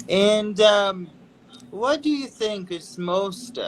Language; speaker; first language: English; non-native, fluent; Portuguese